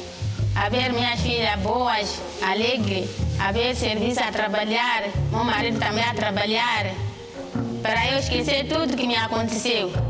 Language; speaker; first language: Portuguese; non-native, local second language; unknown